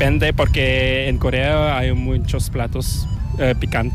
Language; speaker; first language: Spanish; non-native, fluent; Korean